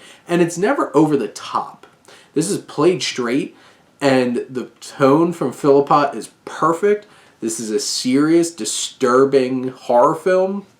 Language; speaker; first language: English; native; English